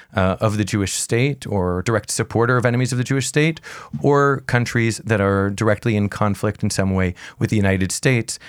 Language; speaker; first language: English; native; English